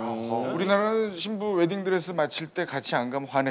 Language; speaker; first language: Korean; native; Korean